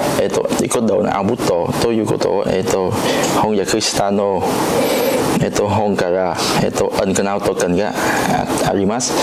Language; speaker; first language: Japanese; non-native, learner; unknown